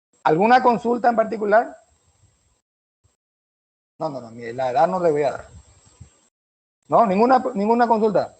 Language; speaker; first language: Spanish; native; Spanish